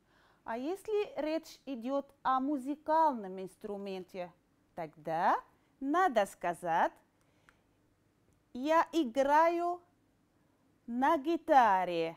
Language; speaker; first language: Russian; non-native, fluent; Arabic